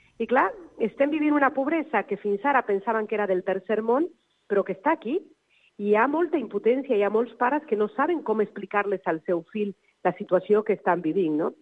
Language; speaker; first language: Catalan; non-native, fluent; Spanish